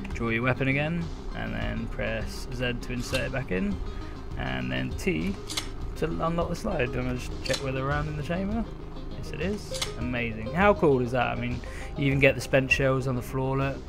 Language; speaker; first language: English; native; English